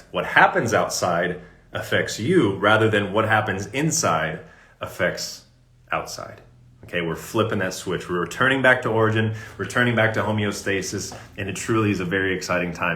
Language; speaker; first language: English; native; English